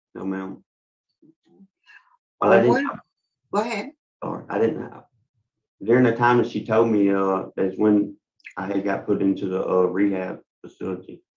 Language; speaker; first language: English; native; English